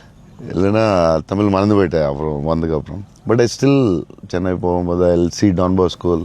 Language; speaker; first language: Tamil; non-native, local second language; Telugu